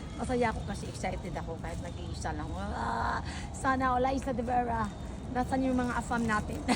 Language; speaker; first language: Filipino; native; Filipino